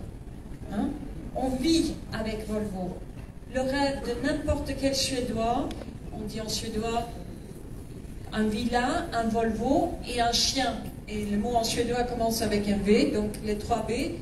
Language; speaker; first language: French; non-native, fluent; Swedish